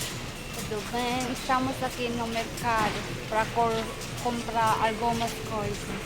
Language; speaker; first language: Portuguese; non-native, learner; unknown